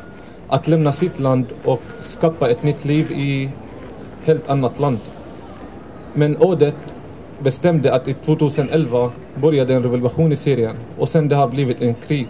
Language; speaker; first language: Swedish; non-native, fluent; Arabic